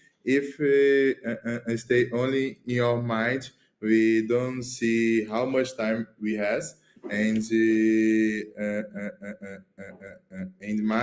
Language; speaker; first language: English; non-native, learner; Portuguese